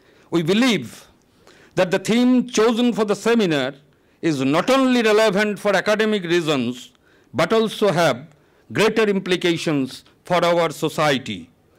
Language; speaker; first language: English; non-native, local second language; Bangla